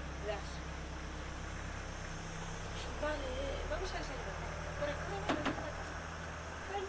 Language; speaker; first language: Spanish; native; Spanish